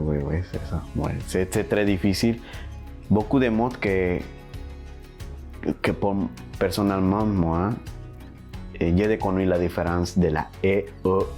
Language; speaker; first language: French; non-native, learner; Spanish